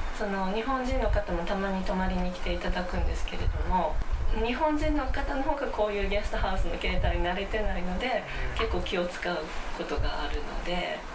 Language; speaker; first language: Japanese; native; Japanese